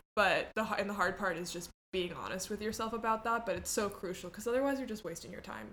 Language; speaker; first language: English; early bilingual, other home language; Spanish